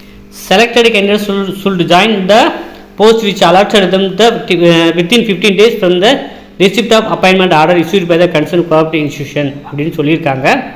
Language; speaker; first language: English; non-native, local second language; Tamil